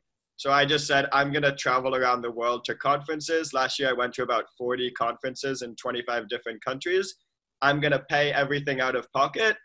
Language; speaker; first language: English; native; English